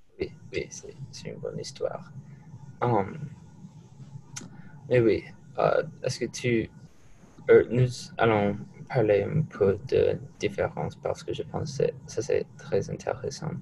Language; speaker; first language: French; non-native, learner; English